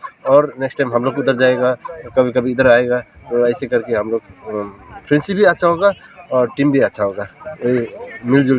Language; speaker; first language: Hindi; non-native, local second language; Bodo